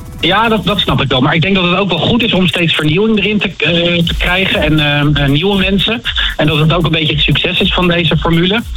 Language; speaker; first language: Dutch; native; Dutch